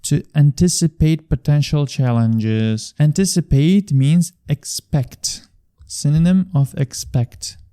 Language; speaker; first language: English; non-native, fluent; Uzbek